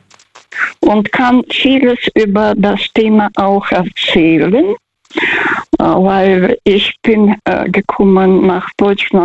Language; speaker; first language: German; non-native, fluent; Russian